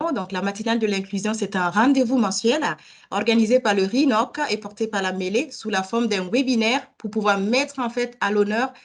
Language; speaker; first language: French; native; French